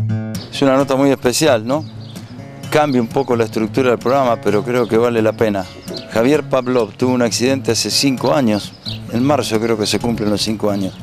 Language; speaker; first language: Spanish; native; Spanish